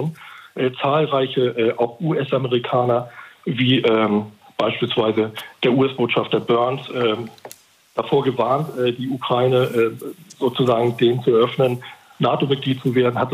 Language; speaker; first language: German; native; German